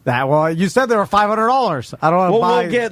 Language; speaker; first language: English; native; English